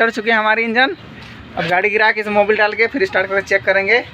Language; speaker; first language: Hindi; native; Hindi